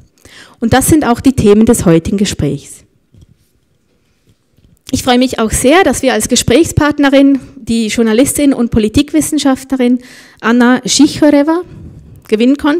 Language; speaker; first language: German; native; German